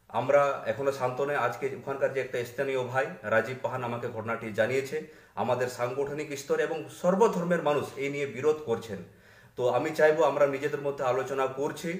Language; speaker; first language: Bangla; non-native, local second language; Santali